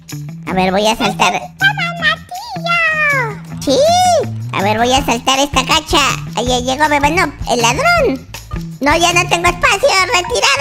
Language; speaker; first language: Spanish; native; Spanish